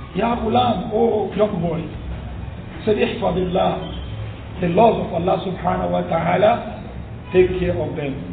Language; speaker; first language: English; non-native, local second language; Yoruba